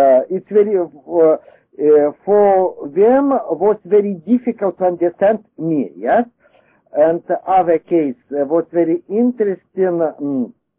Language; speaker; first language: English; non-native, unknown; Russian